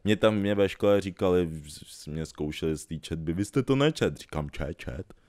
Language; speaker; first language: Czech; native; Czech